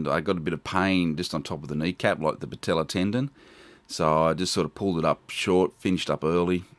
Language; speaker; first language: English; native; English